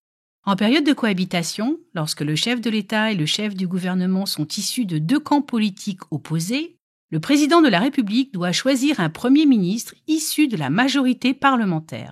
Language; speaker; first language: French; native; French